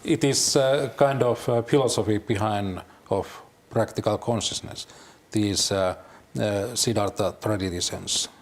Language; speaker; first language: English; non-native, learner; Finnish